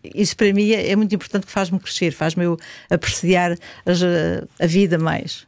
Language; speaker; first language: Portuguese; native; Portuguese